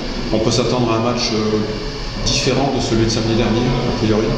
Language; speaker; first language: French; native; French